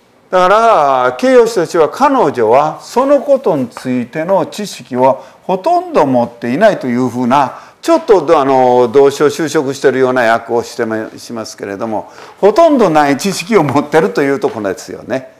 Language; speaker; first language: Japanese; native; Japanese